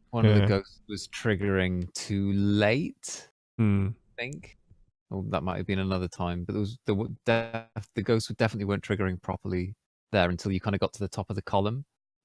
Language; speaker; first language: English; native; English